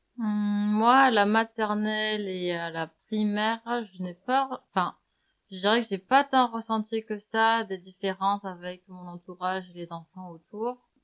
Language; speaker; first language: French; early bilingual, other home language; Malagasy